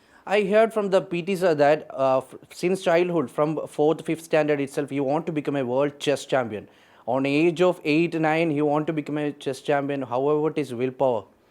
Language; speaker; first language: English; non-native, local second language; Malayalam